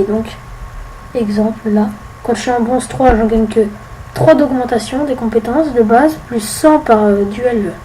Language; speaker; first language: French; native; French